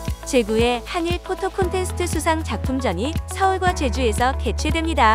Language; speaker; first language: Korean; native; Korean